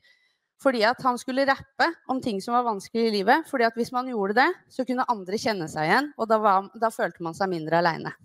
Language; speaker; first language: Norwegian; native; Norwegian